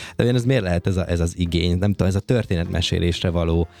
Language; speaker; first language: Hungarian; native; Hungarian